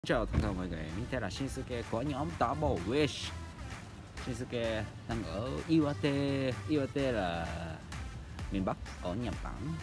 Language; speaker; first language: Vietnamese; non-native, learner; Japanese